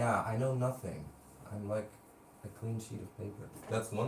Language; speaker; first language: English; non-native, learner; Russian